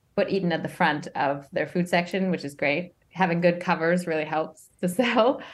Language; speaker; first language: English; native; English